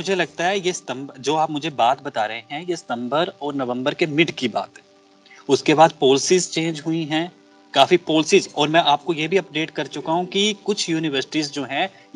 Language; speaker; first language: Hindi; native; Hindi